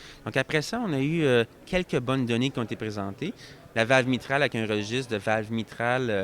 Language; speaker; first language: French; native; French